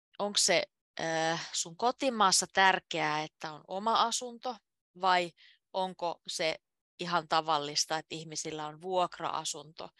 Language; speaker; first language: Finnish; native; Finnish